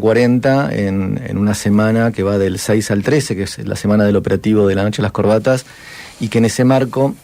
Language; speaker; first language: Spanish; native; Spanish